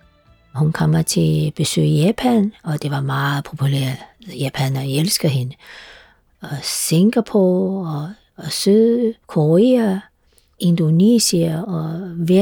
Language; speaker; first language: Danish; non-native, fluent; Chinese